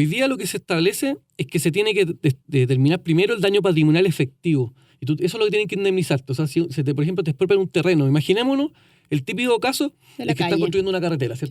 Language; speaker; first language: Spanish; native; Spanish